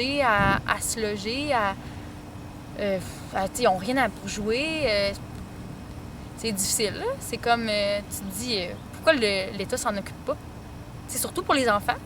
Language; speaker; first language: French; native; French